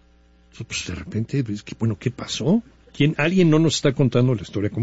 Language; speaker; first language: Spanish; native; Spanish